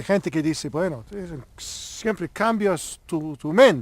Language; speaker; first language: Spanish; non-native, learner; Italian